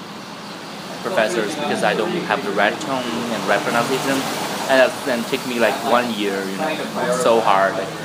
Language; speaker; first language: English; non-native, fluent; Chinese